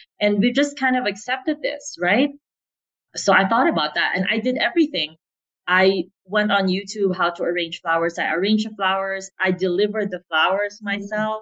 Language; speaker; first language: English; non-native, local second language; Filipino